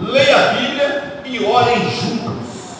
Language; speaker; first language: Portuguese; native; Portuguese